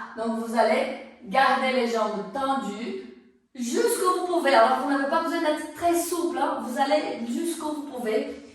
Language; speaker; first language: French; non-native, fluent; Portuguese